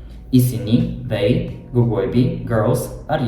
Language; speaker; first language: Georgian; non-native, fluent; Japanese